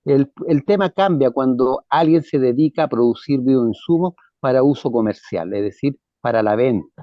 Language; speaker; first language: Spanish; native; Spanish